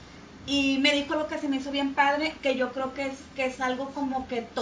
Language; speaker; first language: Spanish; native; Spanish